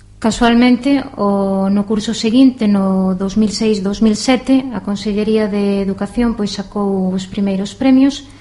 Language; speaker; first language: Galician; native; Galician